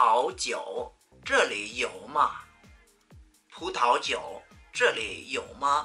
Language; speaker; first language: Chinese; non-native, fluent; Vietnamese